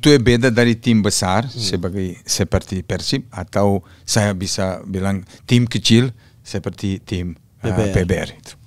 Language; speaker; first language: Indonesian; non-native, fluent; Serbian